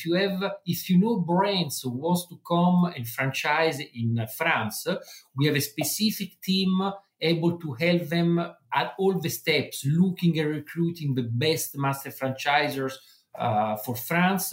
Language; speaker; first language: English; non-native, fluent; Italian